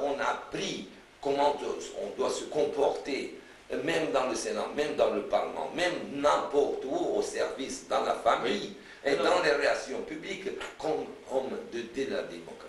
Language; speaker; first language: French; non-native, fluent; Romanian